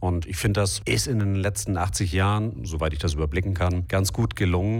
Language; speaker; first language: German; native; German